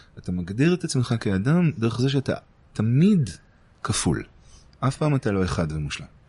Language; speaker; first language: Hebrew; native; Hebrew